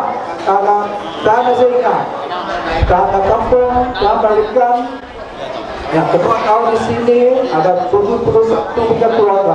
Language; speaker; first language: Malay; non-native, local second language; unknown